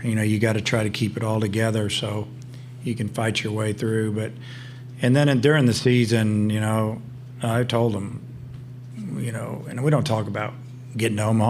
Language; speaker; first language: English; native; English